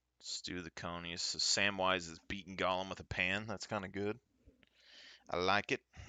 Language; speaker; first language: English; native; English